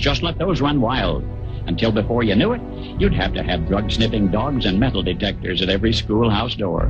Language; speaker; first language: English; native; English